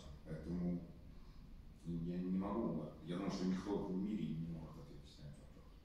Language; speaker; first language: Russian; native; Russian